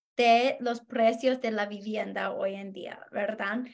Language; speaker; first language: Spanish; non-native, fluent; English